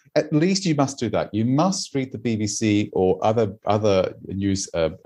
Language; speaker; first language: English; native; English